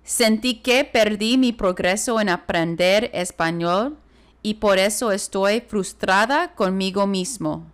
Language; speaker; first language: Spanish; non-native, learner; English